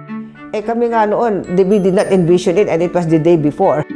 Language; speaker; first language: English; non-native, local second language; Filipino